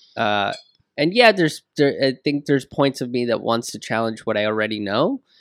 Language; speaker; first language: English; early bilingual, other home language; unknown